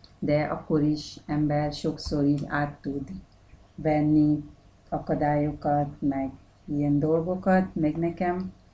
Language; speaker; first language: Hungarian; non-native, learner; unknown